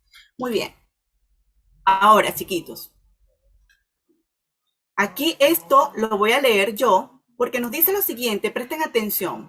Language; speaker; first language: Spanish; native; Spanish